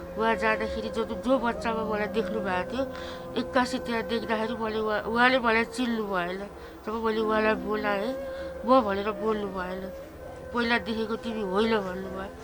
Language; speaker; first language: Nepali; native; Nepali